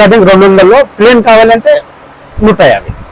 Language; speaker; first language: Telugu; non-native, local second language; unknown